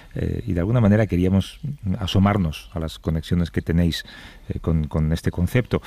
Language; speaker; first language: Spanish; native; Spanish